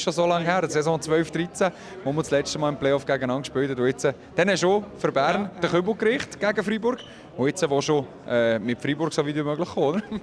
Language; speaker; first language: German; native; German